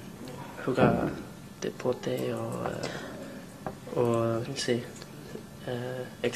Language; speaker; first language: Spanish; non-native, learner; English